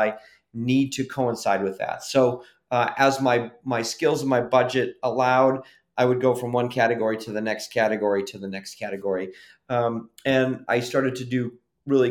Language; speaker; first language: English; native; English